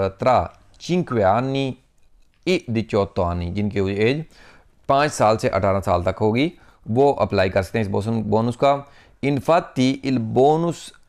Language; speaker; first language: Urdu; non-native, local second language; Punjabi